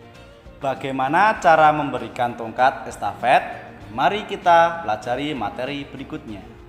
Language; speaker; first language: Indonesian; native; Indonesian